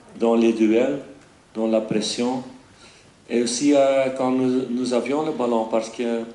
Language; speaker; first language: French; non-native, fluent; Dutch